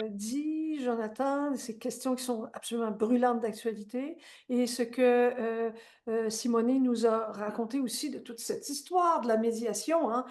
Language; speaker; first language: French; native; French